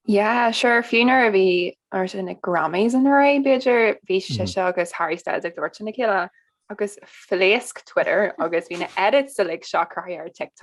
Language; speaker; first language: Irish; non-native, local second language; English